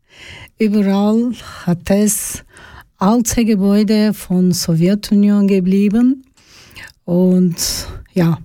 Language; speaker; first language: German; non-native, learner; Georgian